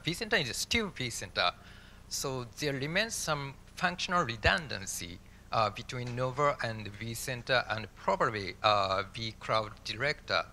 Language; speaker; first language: English; non-native, fluent; Japanese